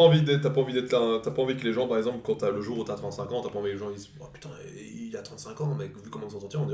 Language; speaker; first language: French; native; French